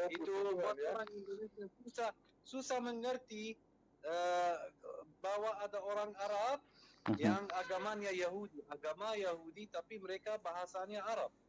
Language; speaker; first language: Indonesian; non-native, fluent; Arabic